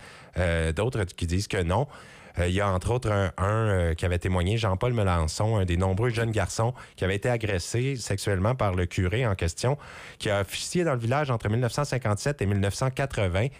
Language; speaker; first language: French; native; French